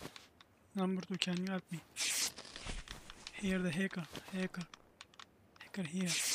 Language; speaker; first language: English; non-native, learner; Turkish